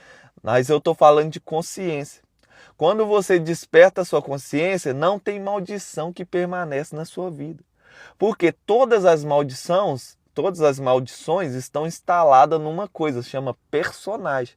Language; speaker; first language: Portuguese; native; Portuguese